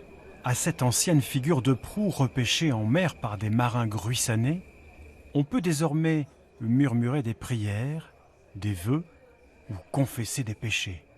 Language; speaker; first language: French; native; French